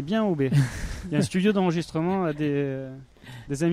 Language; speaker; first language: French; native; French